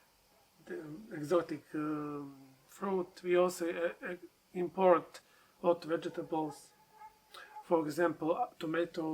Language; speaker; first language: English; non-native, learner; Serbian